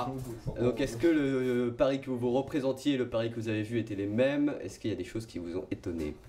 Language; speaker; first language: French; native; French